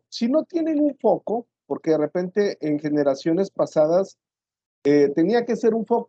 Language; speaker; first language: Spanish; native; Spanish